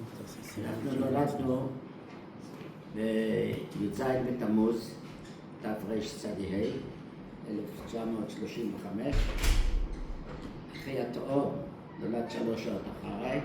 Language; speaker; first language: Hebrew; early bilingual, other home language; Dutch